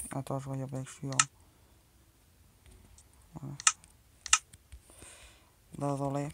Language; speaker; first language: French; native; French